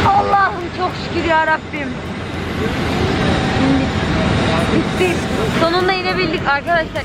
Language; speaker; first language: Turkish; native; Turkish